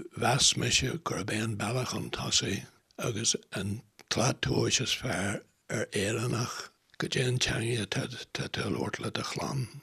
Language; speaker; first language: Irish; non-native, local second language; English